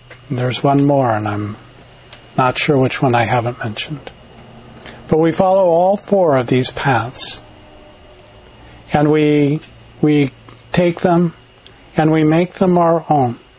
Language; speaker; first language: English; native; English